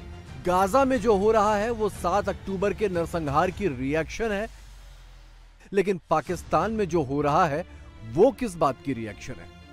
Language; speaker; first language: Hindi; native; Hindi